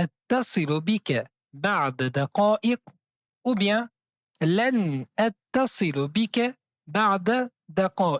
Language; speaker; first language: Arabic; non-native, fluent; French